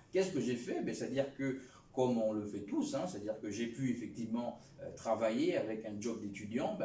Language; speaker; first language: French; non-native, local second language; Lingala